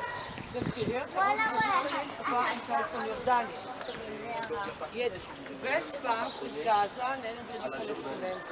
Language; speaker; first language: German; non-native, fluent; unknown